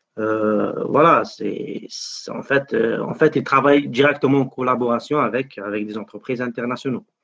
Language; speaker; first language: French; non-native, local second language; Arabic